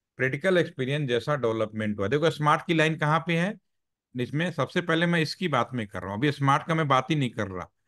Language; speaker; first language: Hindi; native; Hindi